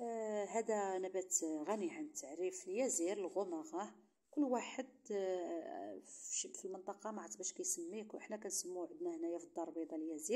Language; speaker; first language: Arabic; native; Arabic